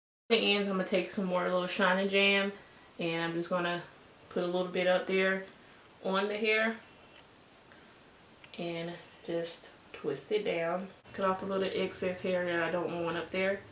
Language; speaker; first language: English; native; English